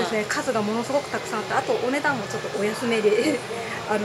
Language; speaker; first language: Japanese; native; Japanese